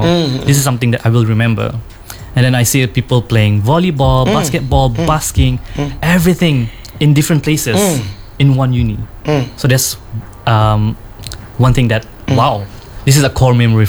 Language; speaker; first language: English; non-native, local second language; Malay